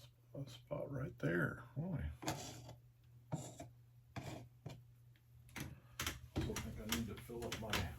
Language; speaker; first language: English; native; English